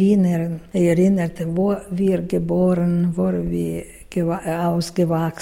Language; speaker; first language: German; non-native, learner; Russian